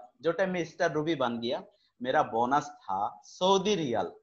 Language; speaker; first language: Hindi; non-native, fluent; Bangla